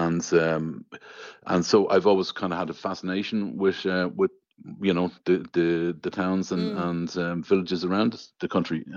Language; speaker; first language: English; native; English